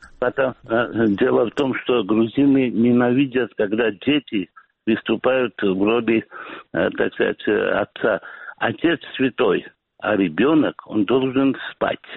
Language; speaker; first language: Russian; non-native, local second language; Georgian